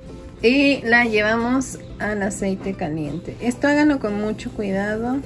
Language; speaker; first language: Spanish; native; Spanish